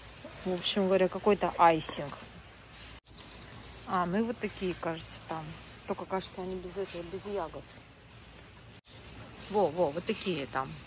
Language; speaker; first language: Russian; native; Russian